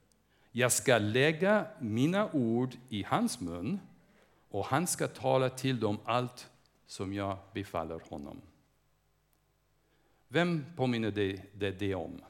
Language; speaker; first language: Swedish; non-native, fluent; English